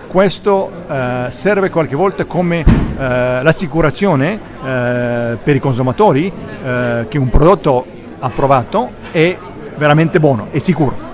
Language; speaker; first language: Italian; non-native, learner; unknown